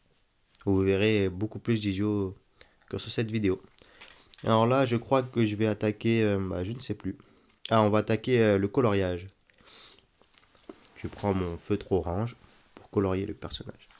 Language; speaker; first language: French; native; French